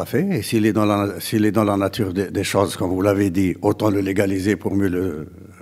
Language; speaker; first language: French; non-native, local second language; Arabic